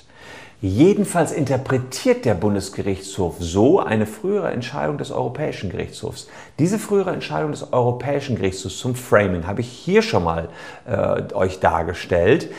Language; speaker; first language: German; native; German